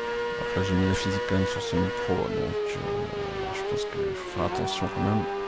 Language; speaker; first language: French; native; French